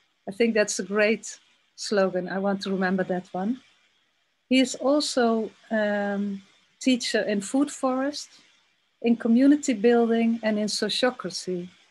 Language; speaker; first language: English; non-native, fluent; Dutch